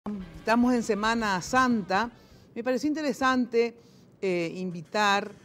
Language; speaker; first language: Spanish; native; Spanish